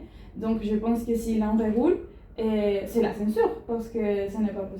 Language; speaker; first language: French; non-native, learner; Spanish